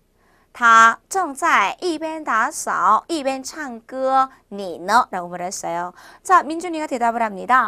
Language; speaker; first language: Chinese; non-native, fluent; Korean